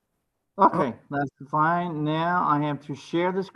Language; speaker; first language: English; non-native, fluent; French